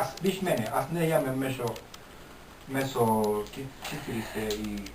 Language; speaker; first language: Bulgarian; non-native, learner; Finnish